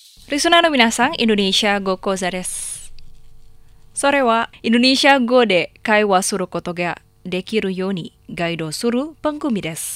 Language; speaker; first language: Japanese; non-native, fluent; Indonesian